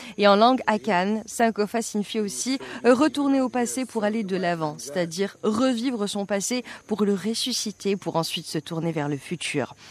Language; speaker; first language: French; non-native, local second language; Arabic